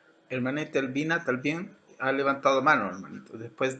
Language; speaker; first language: Spanish; native; Spanish